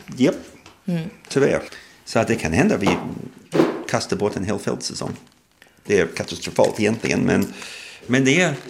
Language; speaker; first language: Swedish; non-native, fluent; English